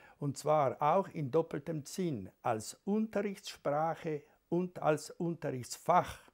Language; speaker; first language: German; non-native, local second language; Ladin